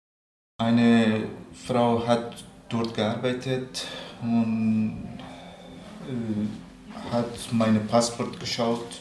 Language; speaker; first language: German; non-native, learner; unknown